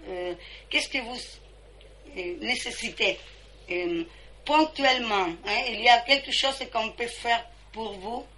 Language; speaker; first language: French; non-native, fluent; Spanish